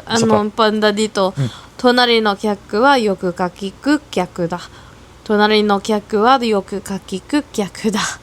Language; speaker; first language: Japanese; non-native, learner; Filipino